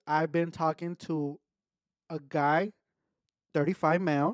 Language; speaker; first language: English; early bilingual, other home language; Spanish